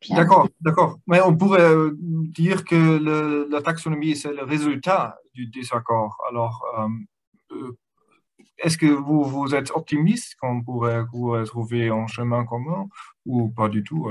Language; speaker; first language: French; non-native, fluent; German